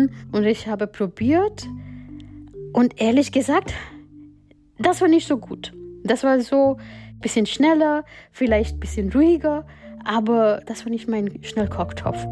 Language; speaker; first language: German; non-native, learner; Gujarati